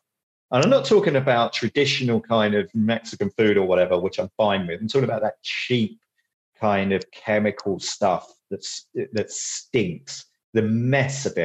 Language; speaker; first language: English; native; English